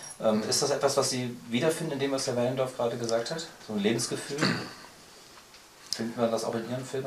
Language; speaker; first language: German; native; German